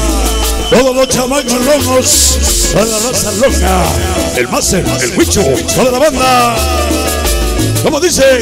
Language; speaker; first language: Spanish; native; Spanish